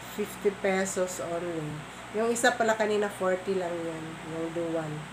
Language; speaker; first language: Filipino; non-native, local second language; Cebuano